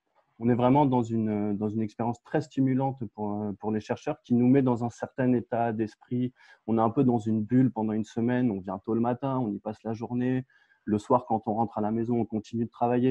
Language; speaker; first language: French; native; French